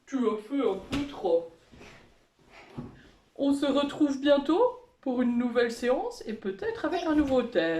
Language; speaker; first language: French; native; French